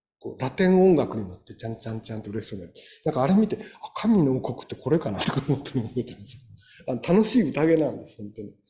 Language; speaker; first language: Japanese; native; Japanese